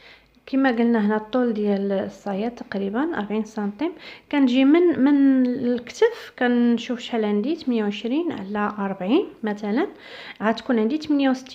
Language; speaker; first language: Arabic; native; Arabic